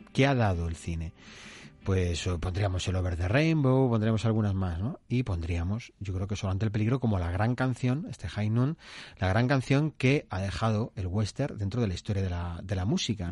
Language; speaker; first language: Spanish; native; Spanish